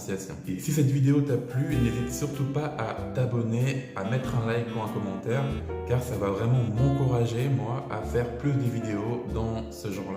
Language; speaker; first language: French; native; French